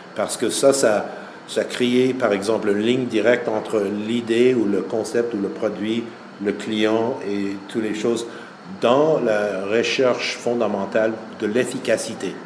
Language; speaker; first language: French; non-native, fluent; English